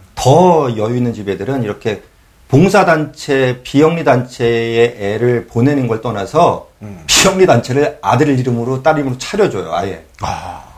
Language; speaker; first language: Korean; native; Korean